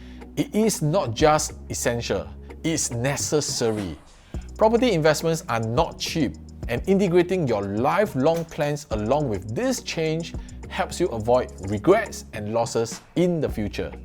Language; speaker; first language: English; native; English